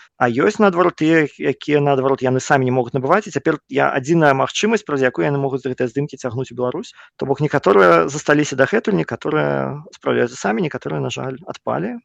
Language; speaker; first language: Belarusian; non-native, local second language; Russian